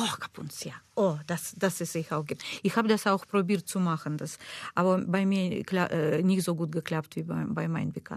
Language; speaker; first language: German; non-native, learner; Russian